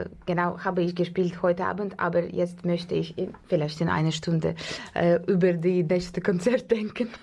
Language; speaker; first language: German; non-native, learner; Russian